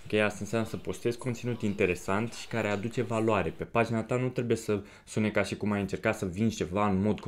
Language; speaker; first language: Romanian; native; Romanian